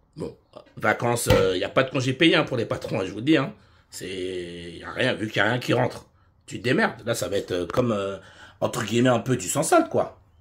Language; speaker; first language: French; native; French